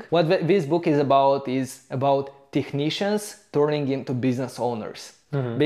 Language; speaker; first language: English; non-native, fluent; Romanian